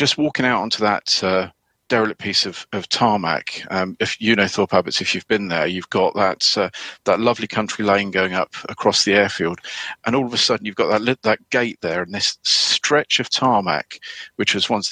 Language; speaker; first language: English; native; English